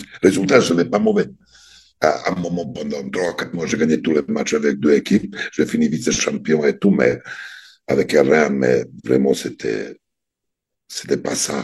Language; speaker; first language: French; non-native, fluent; Serbian